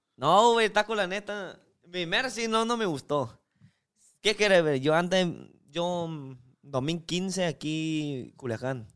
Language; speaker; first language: Spanish; non-native, learner; Chinese